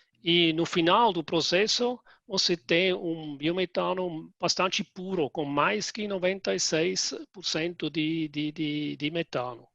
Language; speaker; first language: Portuguese; non-native, fluent; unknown